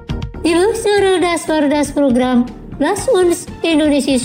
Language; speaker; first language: German; non-native, fluent; Indonesian